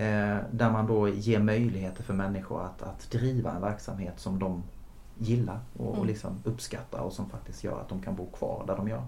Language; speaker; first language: Swedish; native; Swedish